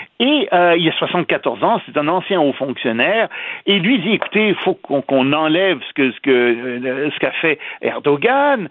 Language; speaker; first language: French; native; French